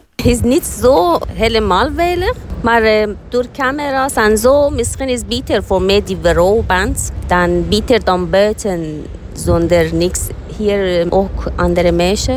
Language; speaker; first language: Dutch; non-native, learner; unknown